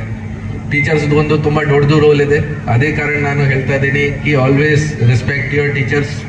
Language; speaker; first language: Kannada; non-native, learner; Hindi